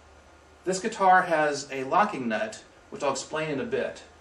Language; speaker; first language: English; native; English